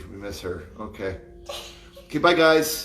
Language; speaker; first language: English; native; English